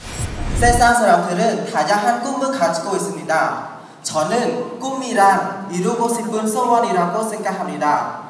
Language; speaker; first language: Korean; non-native, learner; Khmer